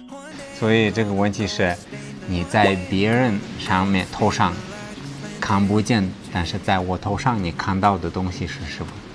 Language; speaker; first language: Chinese; non-native, fluent; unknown